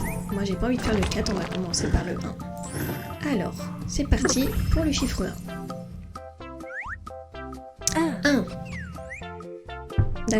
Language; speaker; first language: French; native; French